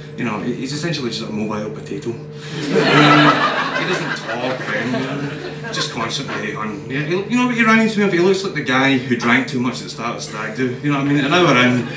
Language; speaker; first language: English; native; English